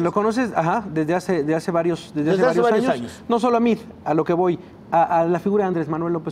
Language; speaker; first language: Spanish; native; Spanish